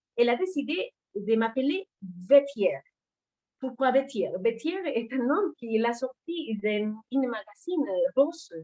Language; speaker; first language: French; non-native, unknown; Spanish